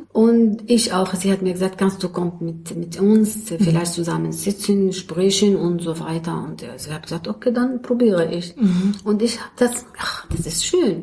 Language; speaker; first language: German; non-native, learner; Arabic